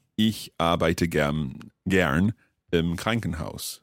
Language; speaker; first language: German; non-native, learner; English